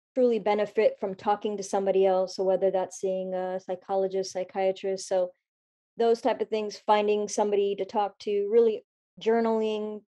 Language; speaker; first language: English; native; English